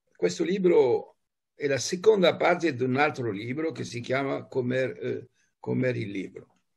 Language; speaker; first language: Italian; non-native, fluent; Arabic